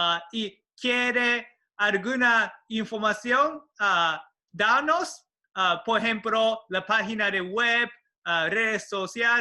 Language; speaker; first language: Spanish; non-native, fluent; Japanese